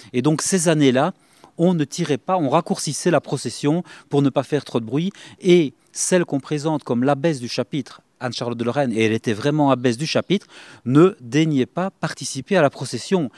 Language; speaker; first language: French; native; French